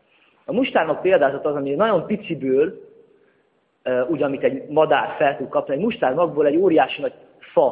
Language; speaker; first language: Hungarian; native; Hungarian